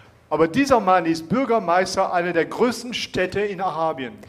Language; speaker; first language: German; non-native, fluent; French